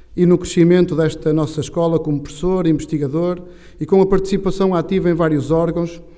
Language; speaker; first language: Portuguese; native; Portuguese